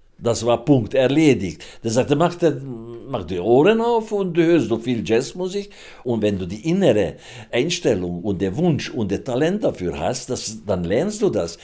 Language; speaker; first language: German; non-native, fluent; Hungarian